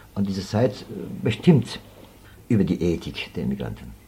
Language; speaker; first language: German; non-native, fluent; Persian